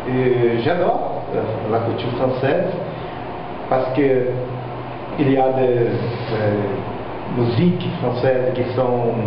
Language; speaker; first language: French; non-native, fluent; Portuguese